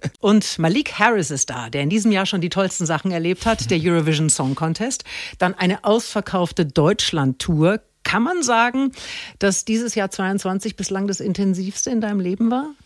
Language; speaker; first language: German; native; German